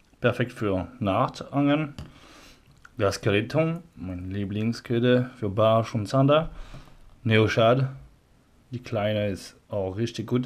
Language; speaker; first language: German; non-native, learner; French